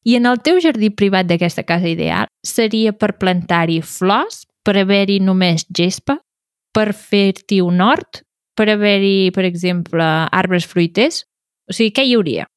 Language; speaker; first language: Catalan; native; Catalan